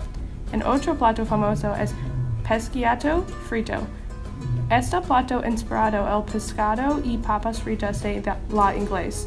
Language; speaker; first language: Spanish; non-native, learner; English